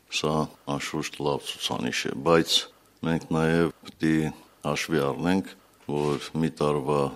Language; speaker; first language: Armenian; native; Armenian